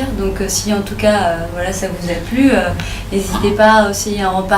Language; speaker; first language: French; native; French